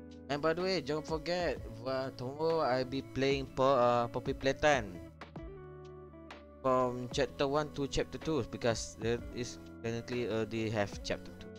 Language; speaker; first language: English; non-native, local second language; Malay